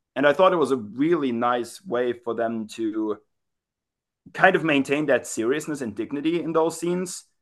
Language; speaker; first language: English; non-native, fluent; German